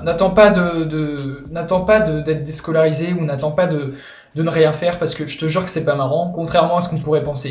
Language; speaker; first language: French; native; French